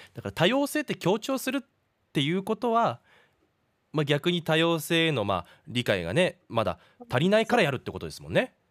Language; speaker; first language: Japanese; native; Japanese